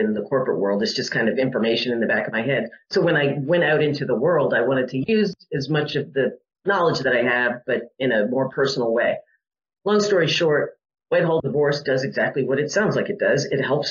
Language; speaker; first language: English; native; English